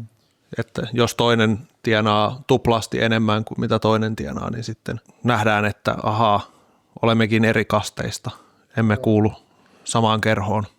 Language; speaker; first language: Finnish; native; Finnish